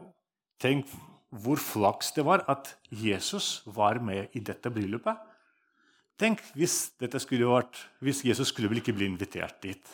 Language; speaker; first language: Norwegian; non-native, fluent; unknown